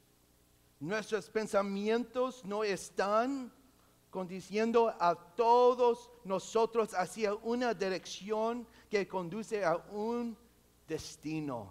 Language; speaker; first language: Spanish; non-native, local second language; English